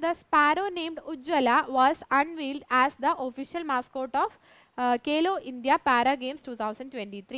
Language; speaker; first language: English; non-native, local second language; Malayalam